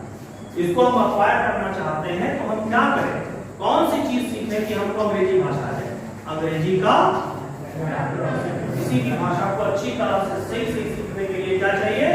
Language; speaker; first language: Hindi; native; Hindi